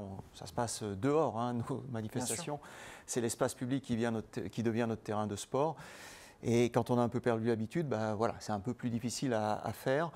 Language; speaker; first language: French; native; French